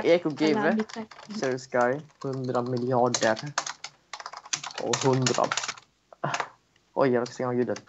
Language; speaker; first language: Swedish; native; Swedish